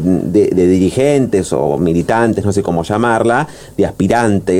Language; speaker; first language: Spanish; native; Spanish